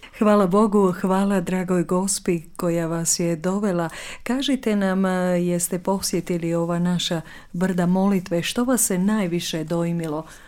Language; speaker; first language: Croatian; native; Croatian